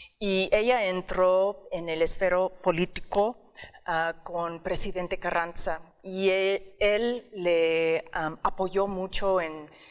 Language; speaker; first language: Spanish; early bilingual, heritage; English